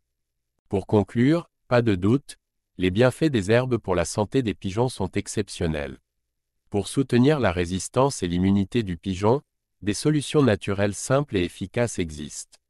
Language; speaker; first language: French; native; French